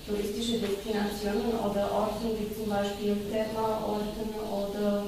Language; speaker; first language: German; non-native, fluent; Slovak